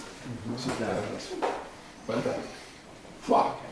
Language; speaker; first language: Spanish; native; Spanish